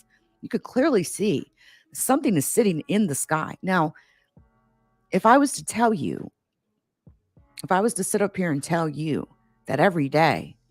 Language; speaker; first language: English; native; English